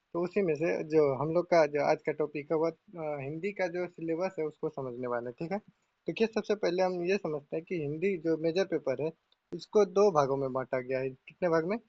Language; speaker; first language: Hindi; native; Hindi